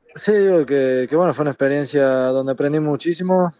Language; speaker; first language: Spanish; native; Spanish